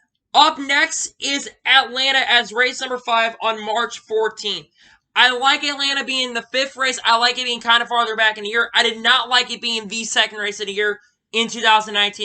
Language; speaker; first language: English; native; English